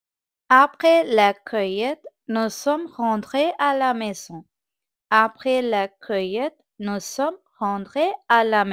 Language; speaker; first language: French; non-native, fluent; Tamil